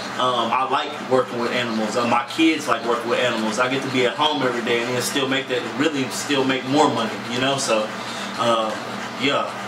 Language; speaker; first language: English; native; English